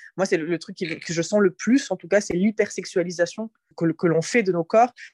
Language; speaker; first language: French; early bilingual, other home language; Arabic